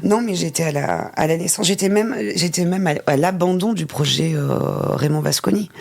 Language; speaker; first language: French; native; French